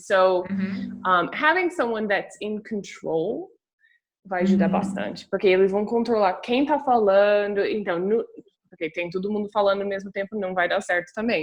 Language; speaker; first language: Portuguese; non-native, fluent; English